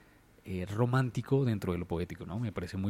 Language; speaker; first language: Spanish; native; Spanish